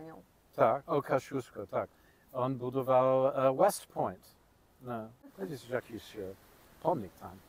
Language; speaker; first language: Polish; non-native, learner; English